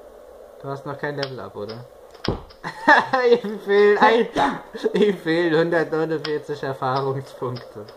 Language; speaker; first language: German; native; German